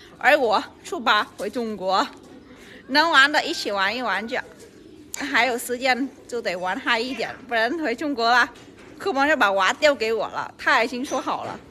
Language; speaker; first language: Chinese; non-native, fluent; Vietnamese